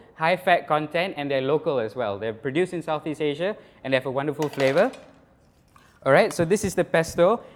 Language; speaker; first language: English; non-native, local second language; Malay